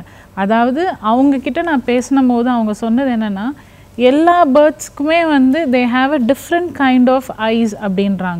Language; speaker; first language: Tamil; native; Tamil